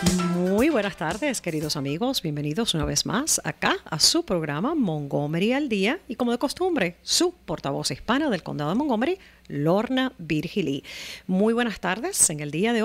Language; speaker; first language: Spanish; native; Spanish